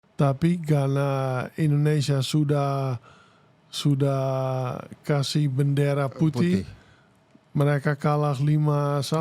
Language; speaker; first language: Indonesian; non-native, fluent; Dutch